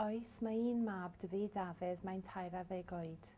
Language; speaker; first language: Welsh; non-native, local second language; English